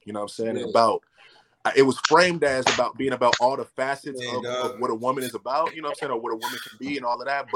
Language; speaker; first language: English; native; English